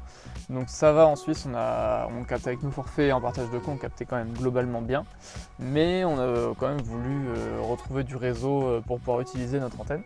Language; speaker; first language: French; native; French